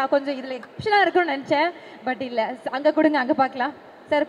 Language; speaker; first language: Tamil; native; Tamil